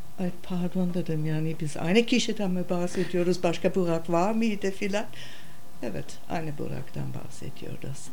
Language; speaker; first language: Turkish; non-native, fluent; German